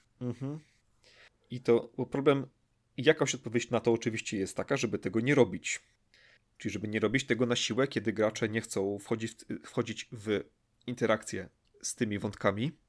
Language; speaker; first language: Polish; native; Polish